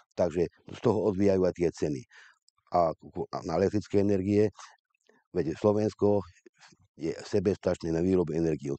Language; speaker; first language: Slovak; non-native, local second language; Hungarian